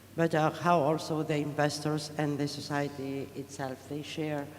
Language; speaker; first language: English; non-native, fluent; Greek